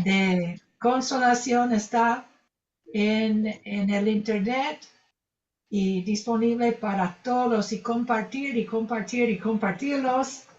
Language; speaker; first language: Spanish; non-native, fluent; English